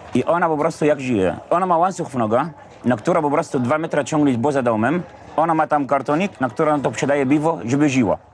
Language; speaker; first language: Polish; non-native, fluent; Arabic